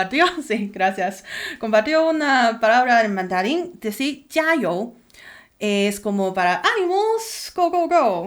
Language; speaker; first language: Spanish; non-native, learner; Chinese